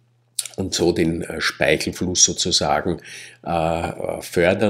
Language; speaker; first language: German; native; German